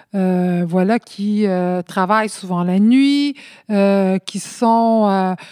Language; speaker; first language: French; early bilingual, other home language; Spanish